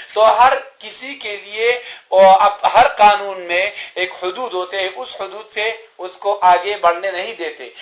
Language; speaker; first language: Urdu; non-native, local second language; Pashto